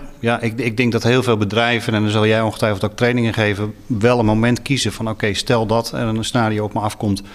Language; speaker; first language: Dutch; native; Dutch